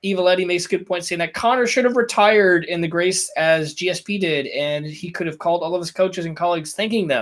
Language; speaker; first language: English; native; English